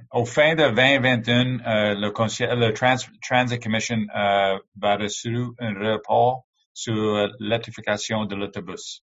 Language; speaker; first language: French; non-native, learner; English